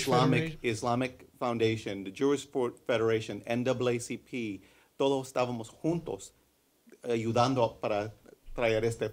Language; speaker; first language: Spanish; early bilingual, heritage; English